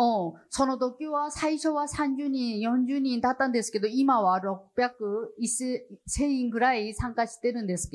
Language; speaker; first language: Japanese; non-native, fluent; Chinese